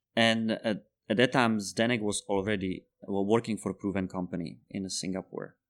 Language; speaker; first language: English; non-native, fluent; Czech